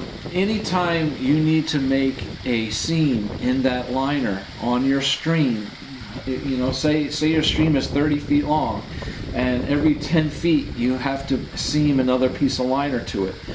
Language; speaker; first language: English; native; English